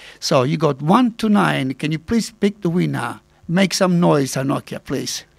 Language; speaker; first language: English; non-native, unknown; Italian